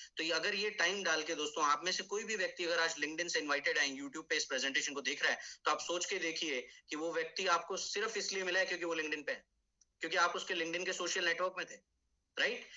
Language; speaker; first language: Hindi; native; Hindi